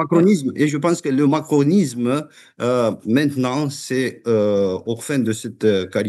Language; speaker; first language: French; non-native, fluent; Romanian